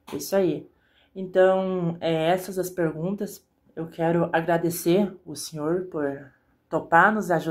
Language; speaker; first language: Portuguese; native; Portuguese